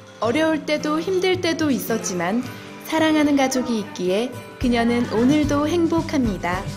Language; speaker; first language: Korean; native; Korean